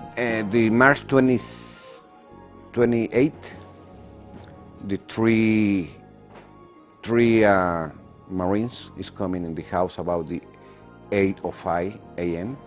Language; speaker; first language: English; non-native, learner; Spanish